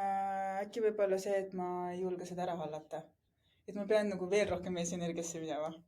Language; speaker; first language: Estonian; native; Estonian